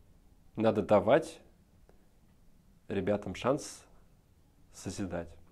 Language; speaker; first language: Russian; native; Russian